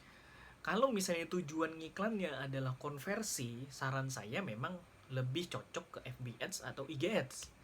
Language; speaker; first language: Indonesian; native; Indonesian